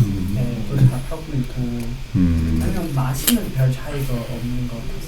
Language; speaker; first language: Korean; non-native, fluent; Chinese